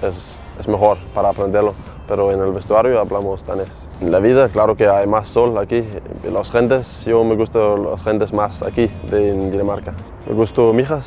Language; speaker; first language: Spanish; non-native, learner; Danish